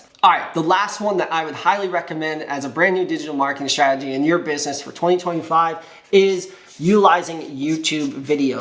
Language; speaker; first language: English; native; English